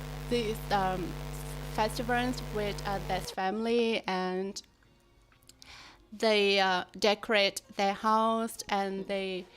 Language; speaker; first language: English; non-native, learner; Vietnamese